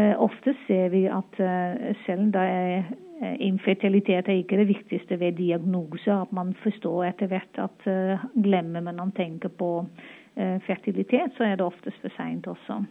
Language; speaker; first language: Norwegian; non-native, fluent; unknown